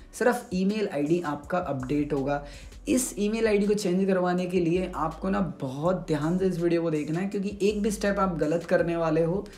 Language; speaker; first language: Hindi; native; Hindi